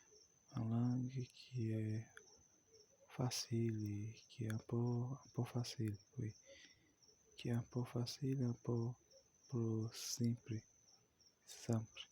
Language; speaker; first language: French; non-native, learner; Portuguese